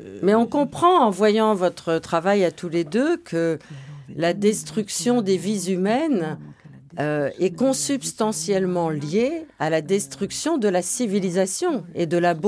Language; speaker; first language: French; native; French